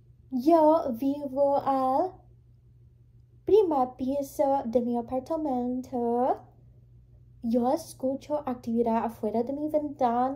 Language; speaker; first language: Spanish; early bilingual, heritage; English